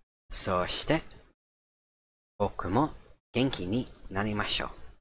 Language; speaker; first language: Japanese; non-native, learner; English